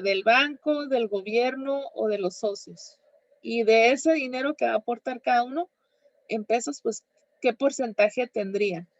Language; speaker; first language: Spanish; native; Spanish